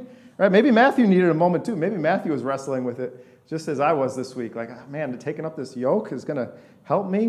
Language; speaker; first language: English; native; English